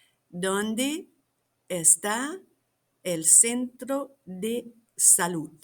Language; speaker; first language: Spanish; non-native, fluent; English